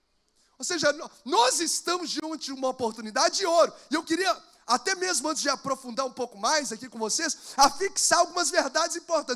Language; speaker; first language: Portuguese; native; Portuguese